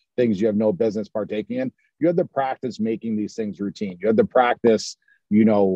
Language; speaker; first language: English; native; English